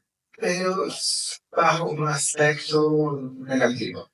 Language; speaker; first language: Spanish; non-native, fluent; Portuguese